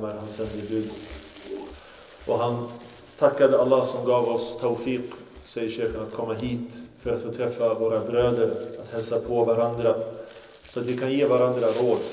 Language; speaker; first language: Swedish; non-native, local second language; Arabic